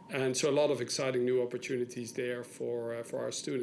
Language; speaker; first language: English; non-native, fluent; Dutch